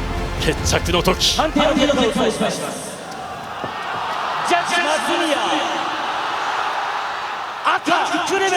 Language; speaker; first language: Japanese; native; Japanese